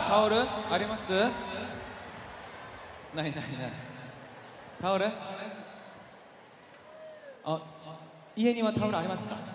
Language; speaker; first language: Japanese; non-native, fluent; Korean